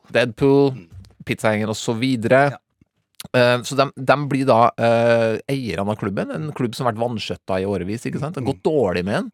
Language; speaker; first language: Norwegian; native; Norwegian